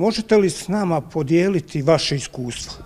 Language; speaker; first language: Bosnian; native; Bosnian